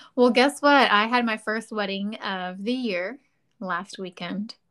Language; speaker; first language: English; native; English